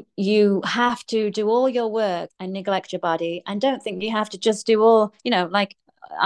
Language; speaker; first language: English; native; English